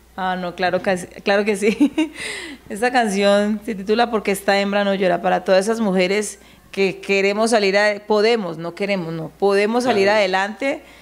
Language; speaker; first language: Spanish; native; Spanish